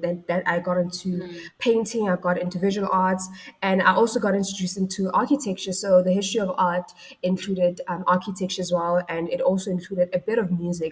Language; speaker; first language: English; non-native, local second language; Tswana